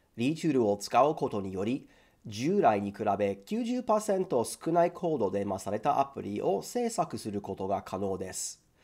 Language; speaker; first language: Japanese; non-native, fluent; English